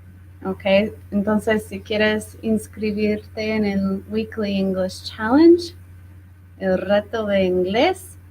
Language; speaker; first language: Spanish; non-native, fluent; English